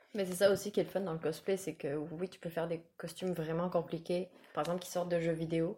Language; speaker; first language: French; non-native, fluent; English